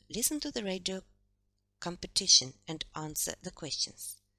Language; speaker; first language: English; non-native, fluent; Russian